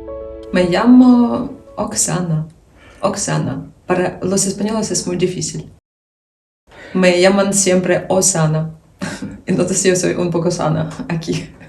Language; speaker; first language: Spanish; non-native, fluent; Ukrainian